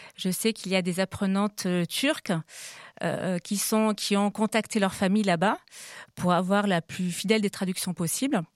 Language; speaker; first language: French; native; French